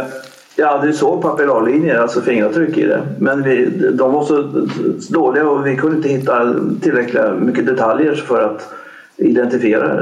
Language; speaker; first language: Swedish; native; Swedish